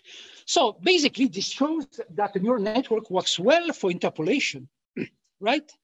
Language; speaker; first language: English; non-native, fluent; French